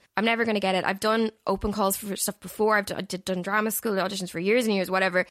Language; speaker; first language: English; native; English